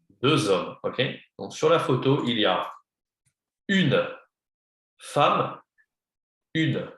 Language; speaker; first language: French; non-native, fluent; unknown